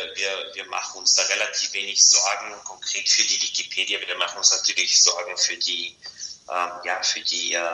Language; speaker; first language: German; non-native, fluent; Bulgarian